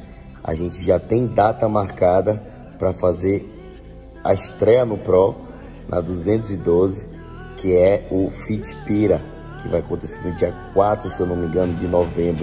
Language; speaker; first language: Portuguese; native; Portuguese